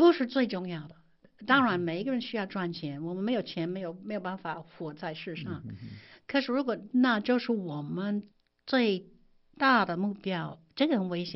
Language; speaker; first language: Chinese; non-native, fluent; English